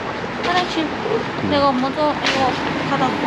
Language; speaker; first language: Korean; non-native, learner; Thai